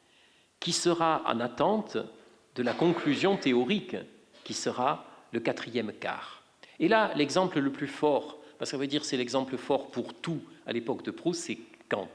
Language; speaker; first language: French; native; French